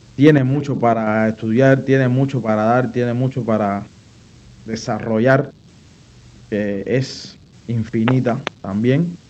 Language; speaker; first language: Spanish; native; Spanish